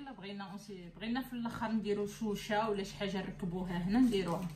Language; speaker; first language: Arabic; native; Arabic